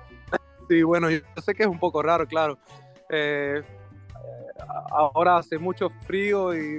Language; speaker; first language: Spanish; non-native, fluent; Swedish